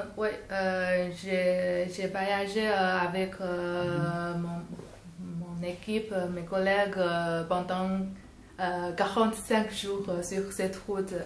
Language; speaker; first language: French; non-native, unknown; Chinese